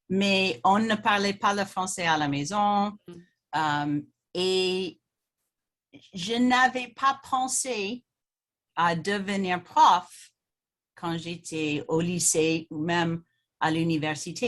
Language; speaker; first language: French; non-native, fluent; English